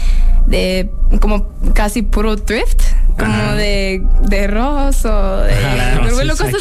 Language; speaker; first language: Spanish; early bilingual, heritage; English